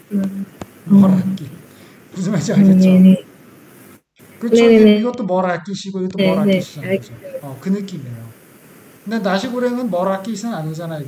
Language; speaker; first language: Korean; native; Korean